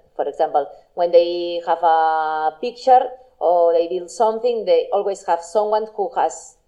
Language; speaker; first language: English; non-native, fluent; Spanish